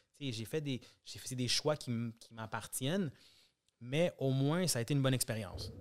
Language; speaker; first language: French; early bilingual, other home language; Spanish